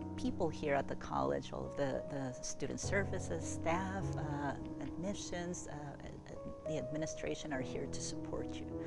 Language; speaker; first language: English; non-native, fluent; Spanish